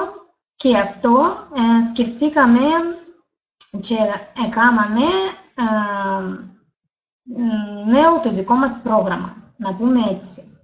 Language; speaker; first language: Greek; non-native, learner; Russian